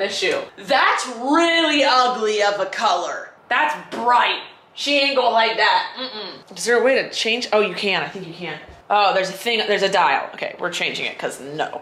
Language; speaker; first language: English; native; English